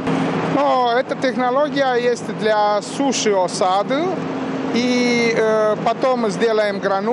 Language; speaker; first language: Russian; non-native, learner; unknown